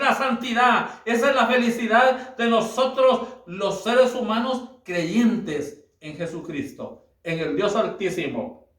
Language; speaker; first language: Spanish; native; Spanish